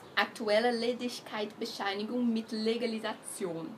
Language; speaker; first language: German; non-native, learner; Portuguese